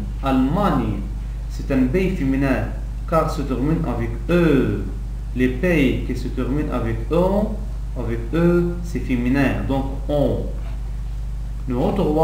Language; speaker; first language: French; non-native, local second language; Arabic